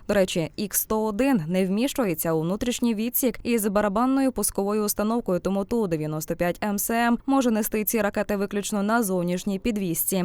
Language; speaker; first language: Ukrainian; native; Ukrainian